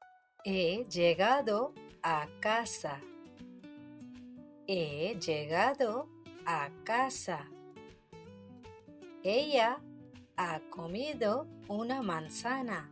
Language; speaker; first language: Spanish; non-native, fluent; Bangla